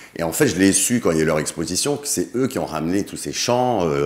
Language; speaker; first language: French; native; French